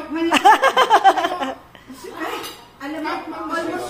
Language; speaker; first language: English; non-native, local second language; Filipino